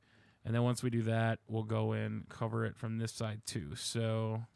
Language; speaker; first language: English; native; English